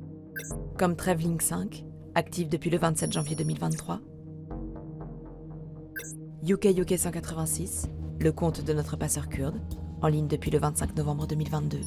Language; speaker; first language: French; native; French